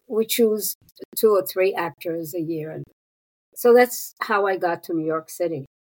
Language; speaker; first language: English; non-native, fluent; Hebrew